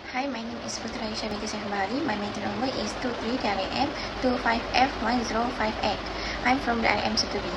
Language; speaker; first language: English; non-native, local second language; Malay